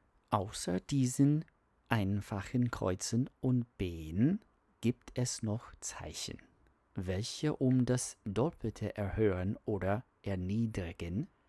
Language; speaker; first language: German; non-native, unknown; English